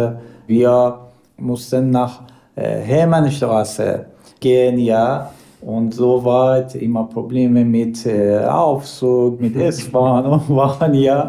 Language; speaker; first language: German; non-native, learner; Persian